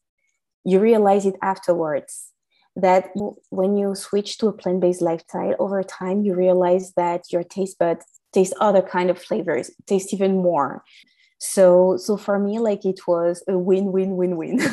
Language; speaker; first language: English; non-native, fluent; French